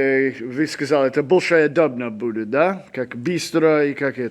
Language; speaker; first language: Russian; non-native, learner; English